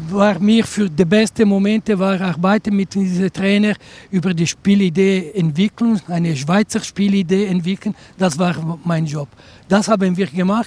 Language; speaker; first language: German; non-native, local second language; Italian